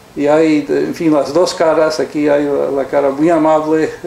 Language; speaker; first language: Spanish; early bilingual, heritage; Spanish